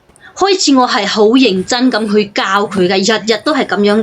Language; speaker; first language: Cantonese; native; Cantonese